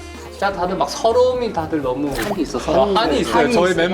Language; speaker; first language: Korean; native; Korean